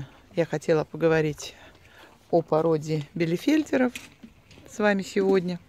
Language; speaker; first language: Russian; native; Russian